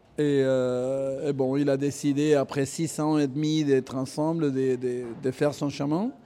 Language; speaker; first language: French; non-native, fluent; Spanish